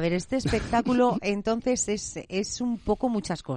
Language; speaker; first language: Spanish; native; Spanish